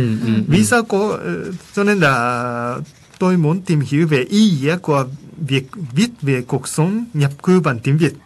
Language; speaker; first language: Vietnamese; non-native, fluent; Japanese